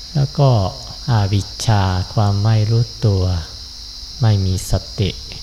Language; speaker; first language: Thai; non-native, fluent; Japanese